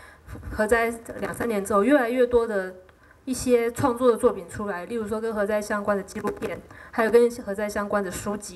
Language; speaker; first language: Chinese; native; Chinese